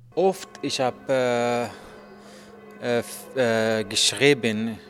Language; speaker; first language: German; non-native, learner; Persian